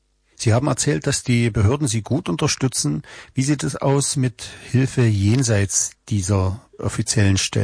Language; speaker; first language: German; native; German